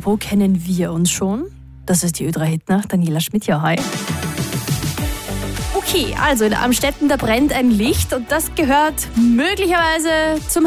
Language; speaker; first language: German; native; German